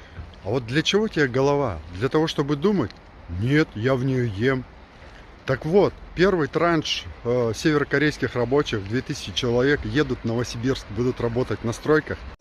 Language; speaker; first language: Russian; native; Russian